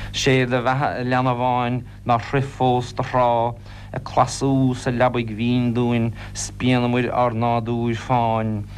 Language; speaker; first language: Irish; non-native, local second language; English